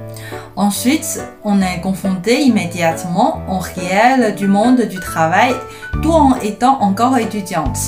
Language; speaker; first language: French; non-native, fluent; Chinese